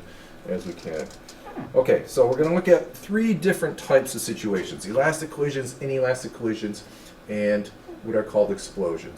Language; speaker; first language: English; native; English